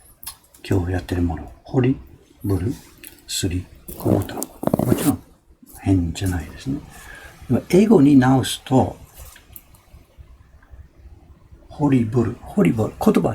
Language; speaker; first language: Japanese; non-native, fluent; English